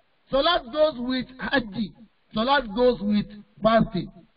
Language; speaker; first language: English; non-native, local second language; Yoruba